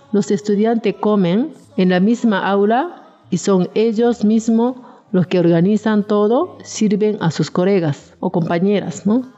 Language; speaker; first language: Spanish; non-native, fluent; Japanese